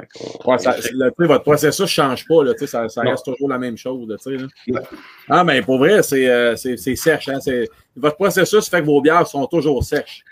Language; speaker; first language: French; native; French